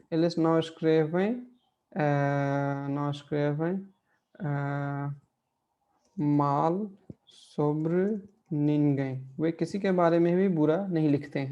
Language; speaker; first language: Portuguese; non-native, fluent; Hindi